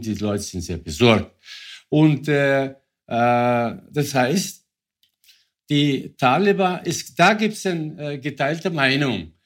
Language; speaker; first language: German; non-native, fluent; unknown